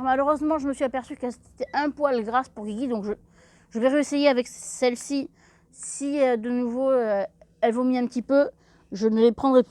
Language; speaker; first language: French; native; French